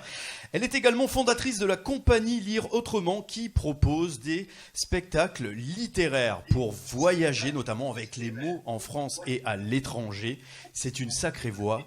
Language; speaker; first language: French; native; French